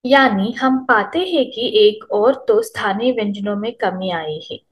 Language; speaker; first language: Hindi; non-native, local second language; Telugu